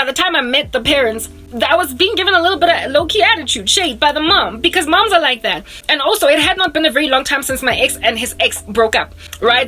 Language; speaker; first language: English; non-native, local second language; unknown